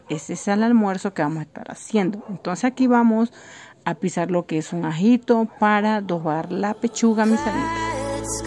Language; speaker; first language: Spanish; native; Spanish